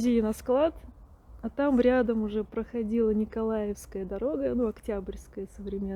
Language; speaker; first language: Russian; native; Russian